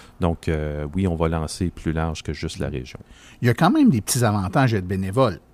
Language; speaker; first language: French; native; French